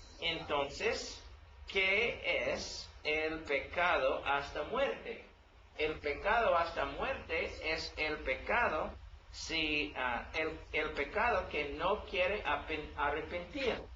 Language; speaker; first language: Spanish; non-native, learner; English